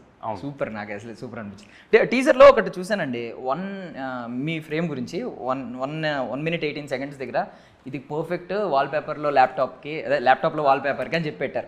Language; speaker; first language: Telugu; native; Telugu